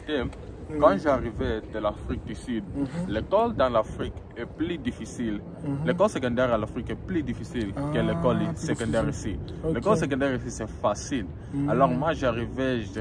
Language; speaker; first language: French; early bilingual, heritage; French